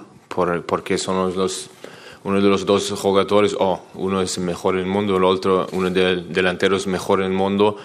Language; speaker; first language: Spanish; non-native, fluent; German